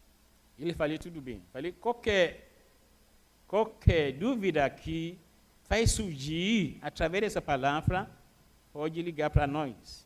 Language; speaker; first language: Portuguese; non-native, fluent; Arabic